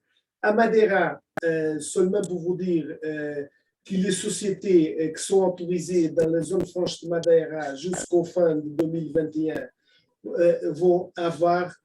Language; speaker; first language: French; non-native, fluent; Portuguese